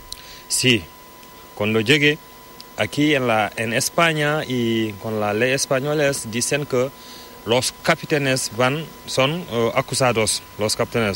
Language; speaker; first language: Spanish; non-native, learner; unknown